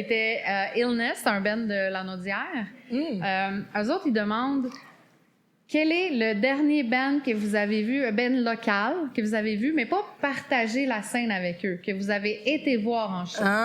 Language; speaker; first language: French; native; French